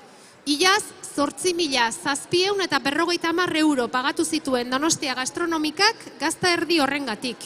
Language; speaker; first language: Basque; native; Basque